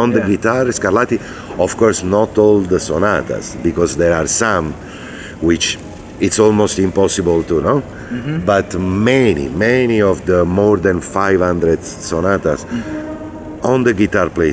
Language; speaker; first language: English; non-native, fluent; Italian